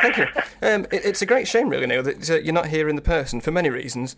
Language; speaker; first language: English; native; English